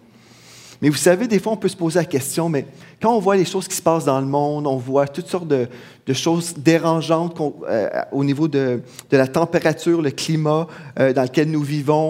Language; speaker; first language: French; native; French